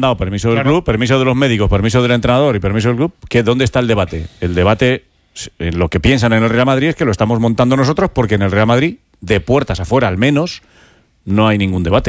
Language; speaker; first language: Spanish; native; Spanish